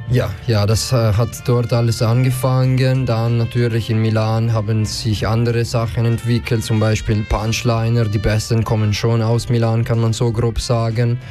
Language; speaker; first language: German; non-native, fluent; Italian